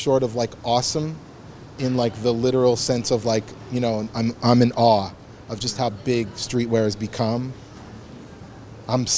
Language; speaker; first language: English; native; English